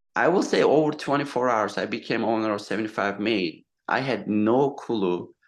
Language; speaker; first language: English; non-native, fluent; Turkish